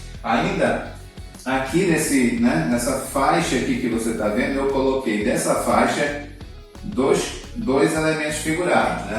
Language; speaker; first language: Portuguese; native; Portuguese